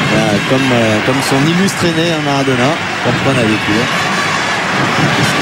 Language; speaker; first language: French; native; French